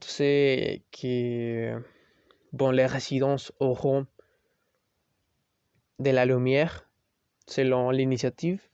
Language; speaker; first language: French; non-native, learner; Spanish